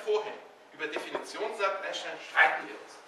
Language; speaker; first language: German; native; German